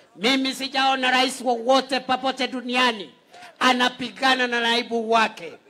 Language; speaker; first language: Swahili; non-native, local second language; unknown